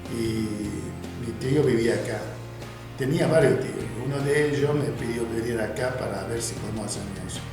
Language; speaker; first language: Spanish; non-native, fluent; Arabic